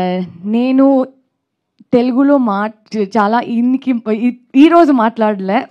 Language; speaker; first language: Telugu; non-native, local second language; Kannada